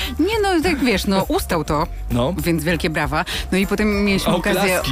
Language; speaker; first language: Polish; native; Polish